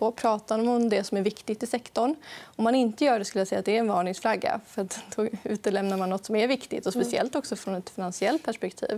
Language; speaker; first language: Swedish; native; Swedish